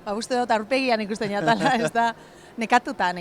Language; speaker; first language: Basque; native; Basque